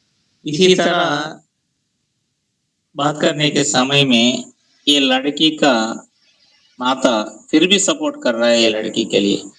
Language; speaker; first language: Hindi; non-native, local second language; Telugu